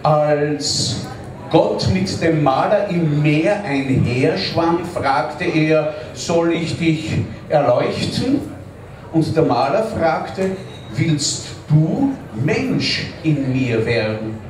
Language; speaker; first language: German; native; German